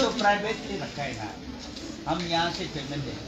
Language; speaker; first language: Hindi; non-native, local second language; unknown